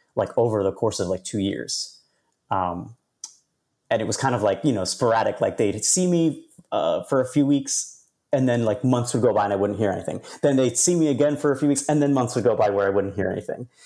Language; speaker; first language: English; native; English